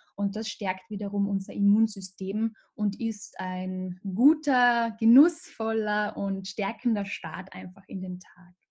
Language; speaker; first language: German; native; German